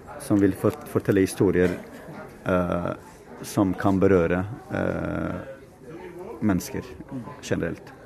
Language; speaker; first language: Norwegian; non-native, fluent; Kurdish